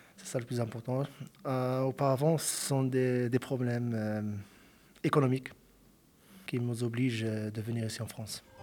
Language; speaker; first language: French; non-native, local second language; Arabic